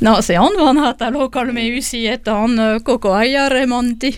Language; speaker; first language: Finnish; non-native, learner; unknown